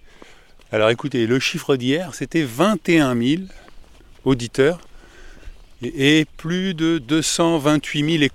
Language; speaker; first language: French; native; French